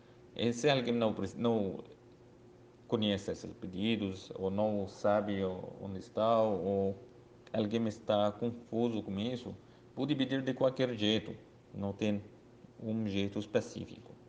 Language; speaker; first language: Portuguese; non-native, learner; Arabic